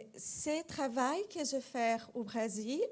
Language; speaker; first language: French; non-native, fluent; Portuguese